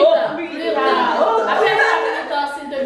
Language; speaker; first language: French; non-native, learner; Haitian Creole